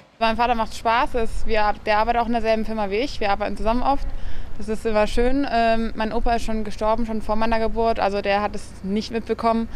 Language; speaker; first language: German; native; German